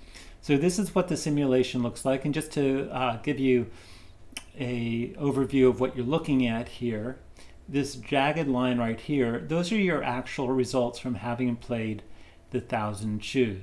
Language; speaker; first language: English; native; English